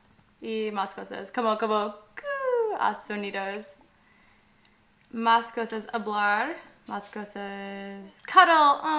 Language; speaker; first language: Spanish; non-native, learner; English